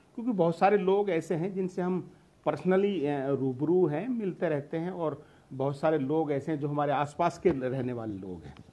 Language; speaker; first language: Hindi; native; Hindi